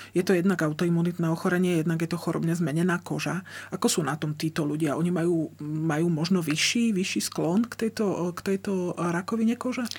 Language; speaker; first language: Slovak; native; Slovak